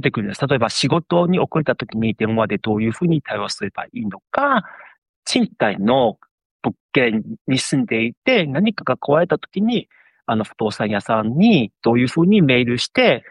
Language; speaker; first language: Japanese; non-native, fluent; Chinese